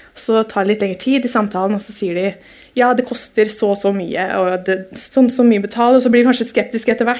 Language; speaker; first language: Norwegian; native; Norwegian